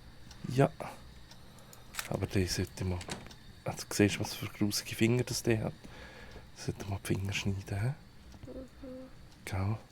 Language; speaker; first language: German; native; German